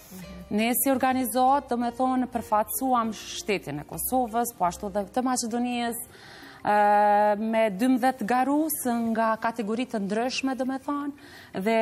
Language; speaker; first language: Albanian; native; Albanian